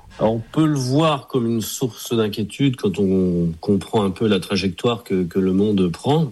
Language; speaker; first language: French; native; French